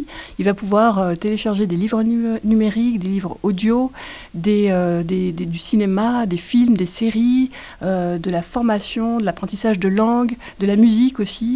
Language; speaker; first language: French; native; French